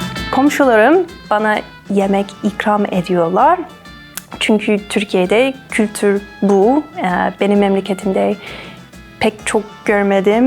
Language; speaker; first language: Turkish; non-native, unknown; English